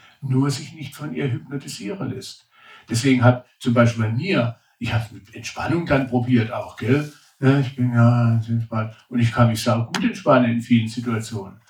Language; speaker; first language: German; native; German